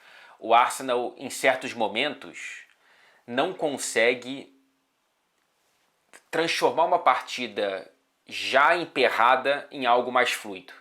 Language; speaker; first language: Portuguese; native; Portuguese